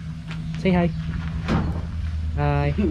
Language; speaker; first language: English; non-native, learner; Filipino